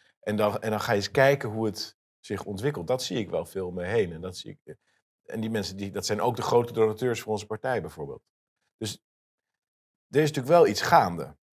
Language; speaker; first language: Dutch; native; Dutch